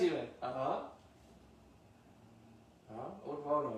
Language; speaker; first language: Czech; non-native, learner; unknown